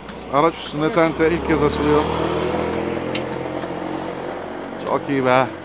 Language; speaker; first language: Turkish; native; Turkish